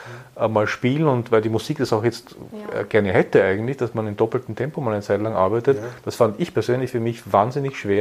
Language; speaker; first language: German; native; German